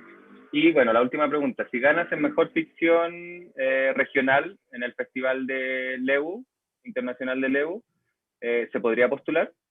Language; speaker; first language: Spanish; native; Spanish